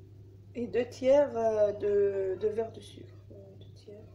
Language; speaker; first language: French; non-native, learner; Arabic